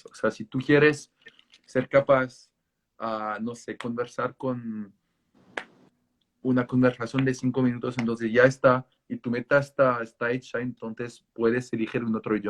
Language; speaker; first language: Spanish; non-native, fluent; French